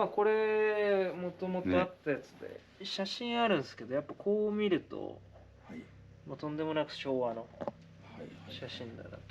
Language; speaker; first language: Japanese; native; Japanese